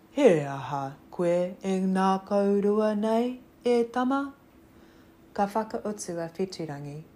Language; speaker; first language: Māori; non-native, local second language; English